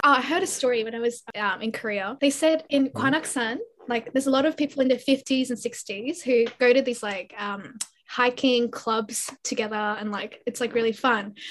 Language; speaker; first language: English; early bilingual, other home language; Korean